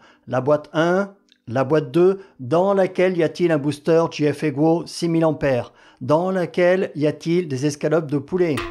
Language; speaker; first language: French; native; French